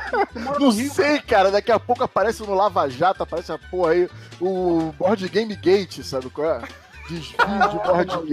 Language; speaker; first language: Portuguese; native; Portuguese